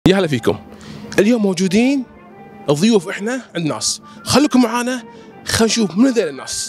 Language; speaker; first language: Arabic; native; Arabic